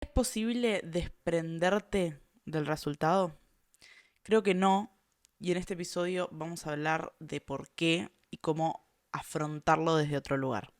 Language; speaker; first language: Spanish; native; Spanish